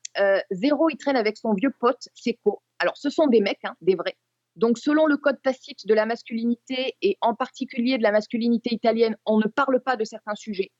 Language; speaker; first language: French; native; French